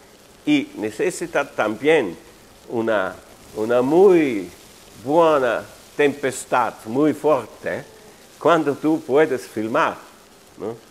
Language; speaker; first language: Spanish; non-native, fluent; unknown